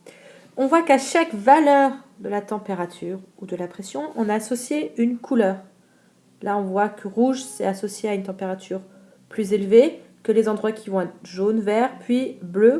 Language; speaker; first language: French; native; French